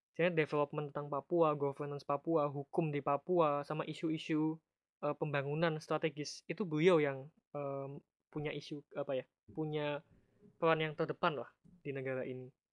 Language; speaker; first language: Indonesian; native; Indonesian